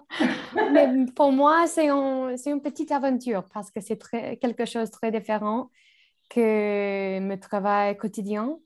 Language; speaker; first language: French; non-native, learner; English